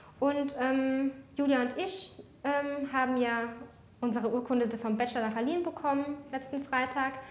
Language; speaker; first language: German; native; German